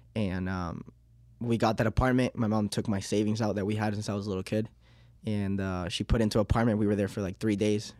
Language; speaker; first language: English; early bilingual, other home language; Spanish